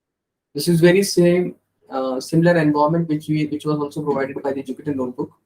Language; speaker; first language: English; non-native, local second language; Hindi